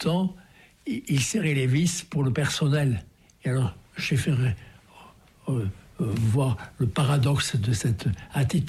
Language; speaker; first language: French; native; French